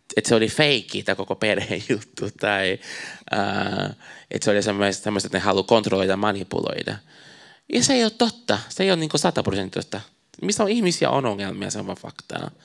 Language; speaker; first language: Finnish; non-native, fluent; Portuguese